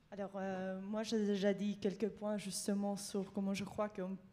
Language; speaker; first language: French; non-native, fluent; Spanish